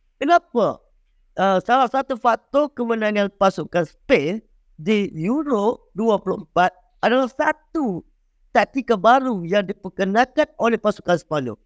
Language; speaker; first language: Malay; native; Malay